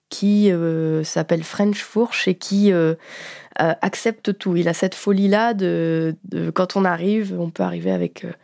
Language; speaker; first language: French; native; French